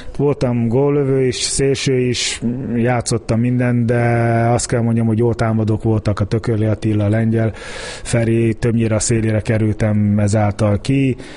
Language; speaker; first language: Hungarian; early bilingual, heritage; Hungarian